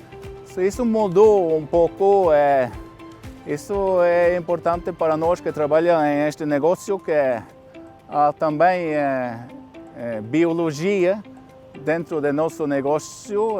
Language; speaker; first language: Portuguese; non-native, fluent; Norwegian